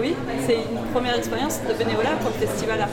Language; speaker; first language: French; native; French